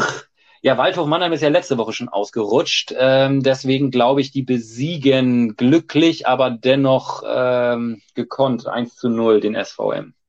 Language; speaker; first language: German; native; German